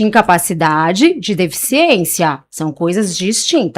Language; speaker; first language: Portuguese; native; Portuguese